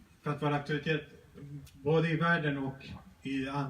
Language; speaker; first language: Swedish; early bilingual, other home language; Spanish